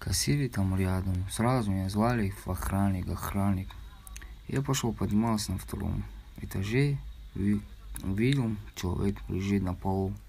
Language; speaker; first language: Russian; non-native, learner; Tajik